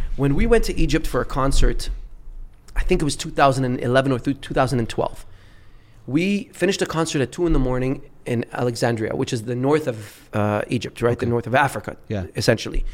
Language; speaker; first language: English; early bilingual, other home language; Arabic